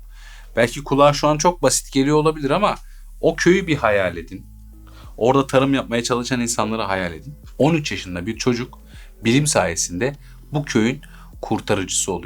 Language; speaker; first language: Turkish; native; Turkish